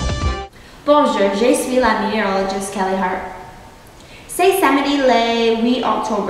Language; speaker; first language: French; non-native, learner; English